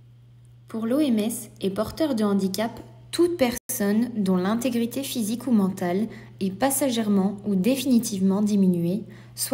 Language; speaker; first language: French; native; French